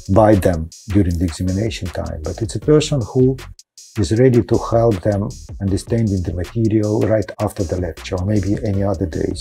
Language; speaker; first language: English; non-native, fluent; Russian